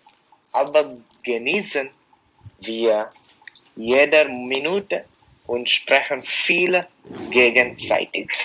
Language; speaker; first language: German; non-native, learner; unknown